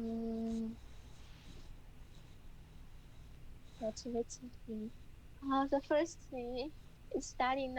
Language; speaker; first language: English; non-native, learner; Chinese